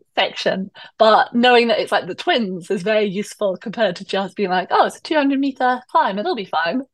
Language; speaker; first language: English; native; English